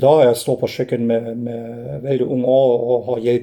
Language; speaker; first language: Norwegian; non-native, fluent; German